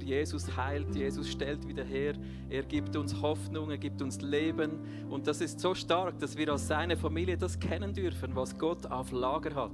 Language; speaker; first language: German; native; German